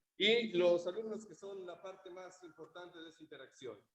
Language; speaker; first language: Spanish; native; Spanish